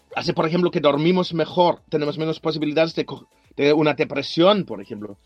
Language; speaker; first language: Spanish; non-native, fluent; German